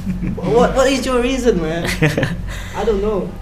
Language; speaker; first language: English; non-native, learner; Indonesian